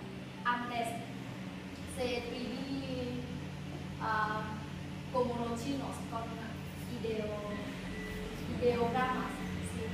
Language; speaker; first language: Spanish; non-native, learner; Vietnamese